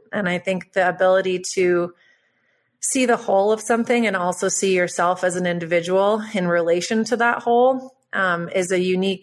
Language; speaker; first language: English; native; English